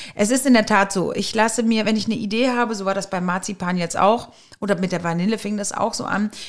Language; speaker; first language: German; native; German